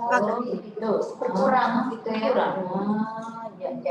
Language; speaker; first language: Indonesian; native; Indonesian